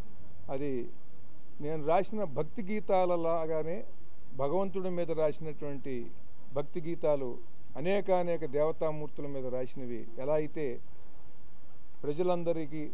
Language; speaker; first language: Telugu; native; Telugu